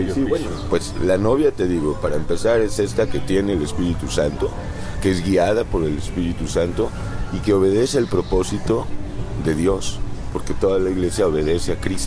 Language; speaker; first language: Spanish; native; Spanish